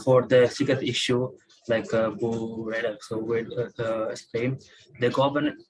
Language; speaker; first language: English; non-native, fluent; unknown